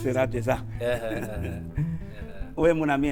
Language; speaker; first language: French; non-native, local second language; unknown